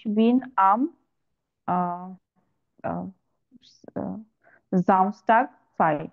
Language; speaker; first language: German; non-native, learner; Bangla